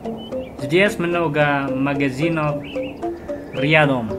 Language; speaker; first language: Russian; non-native, learner; Indonesian